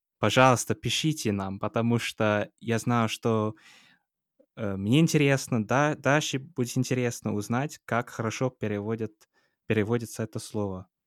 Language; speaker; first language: Russian; non-native, fluent; English